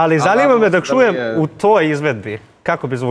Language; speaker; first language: Serbian; native; Serbian